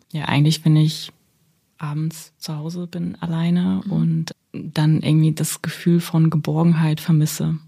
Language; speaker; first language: German; early bilingual, other home language; Russian